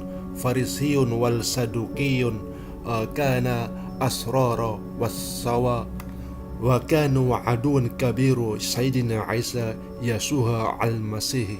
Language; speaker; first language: Arabic; non-native, learner; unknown